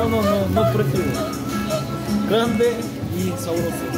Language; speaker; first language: Spanish; non-native, learner; Korean